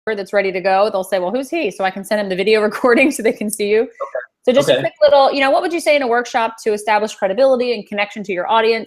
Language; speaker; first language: English; native; English